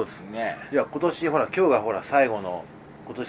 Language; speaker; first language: Japanese; native; Japanese